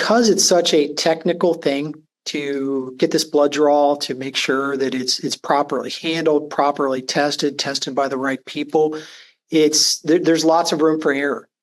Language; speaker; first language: English; native; English